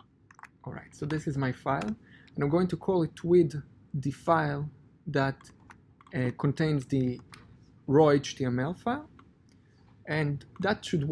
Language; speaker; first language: English; non-native, fluent; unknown